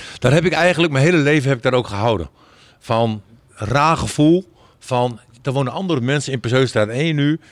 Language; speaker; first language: Dutch; native; Dutch